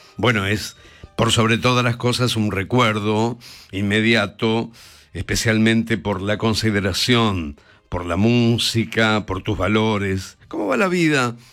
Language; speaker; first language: Spanish; native; Spanish